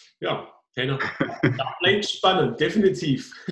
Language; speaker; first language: German; native; German